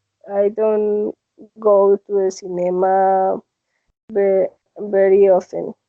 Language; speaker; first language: English; non-native, learner; Spanish